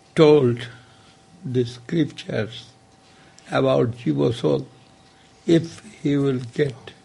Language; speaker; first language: English; non-native, local second language; Bangla